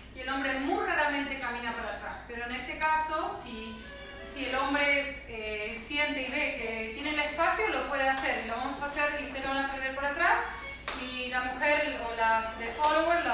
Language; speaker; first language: Spanish; native; Spanish